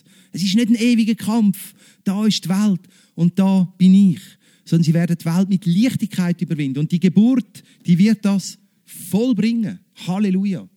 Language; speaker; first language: German; native; German